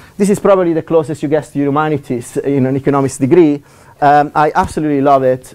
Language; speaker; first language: English; non-native, fluent; Italian